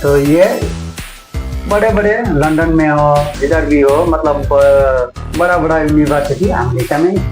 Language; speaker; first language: Hindi; non-native, local second language; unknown